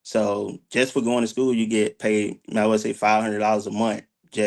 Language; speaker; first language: English; native; English